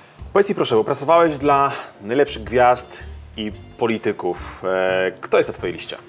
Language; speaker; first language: Polish; native; Polish